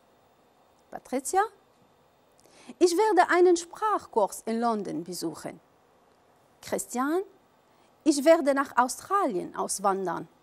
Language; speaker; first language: German; non-native, fluent; Arabic